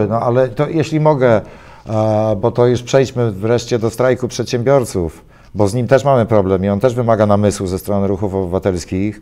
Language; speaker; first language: Polish; native; Polish